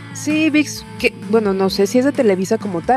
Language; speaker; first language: Spanish; native; Spanish